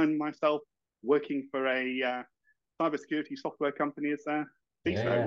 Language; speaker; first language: English; native; English